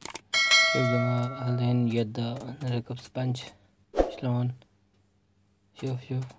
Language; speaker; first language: Arabic; non-native, learner; Urdu